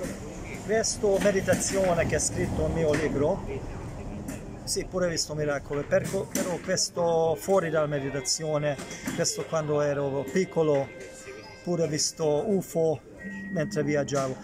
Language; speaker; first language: Italian; non-native, learner; Hungarian